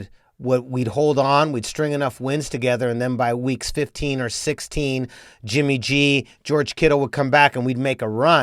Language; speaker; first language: English; native; English